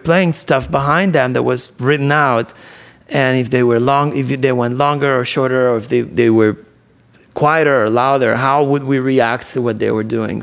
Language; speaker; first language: English; non-native, fluent; Spanish